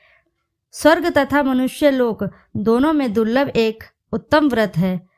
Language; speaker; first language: Hindi; native; Hindi